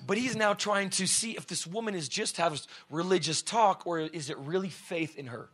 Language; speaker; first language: English; early bilingual, other home language; Russian